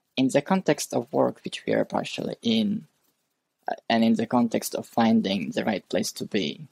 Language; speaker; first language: English; non-native, fluent; Russian